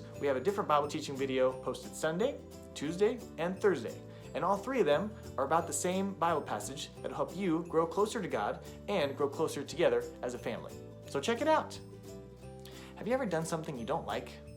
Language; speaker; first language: English; native; English